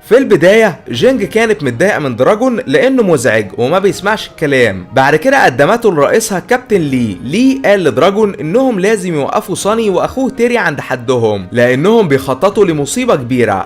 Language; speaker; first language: Arabic; native; Arabic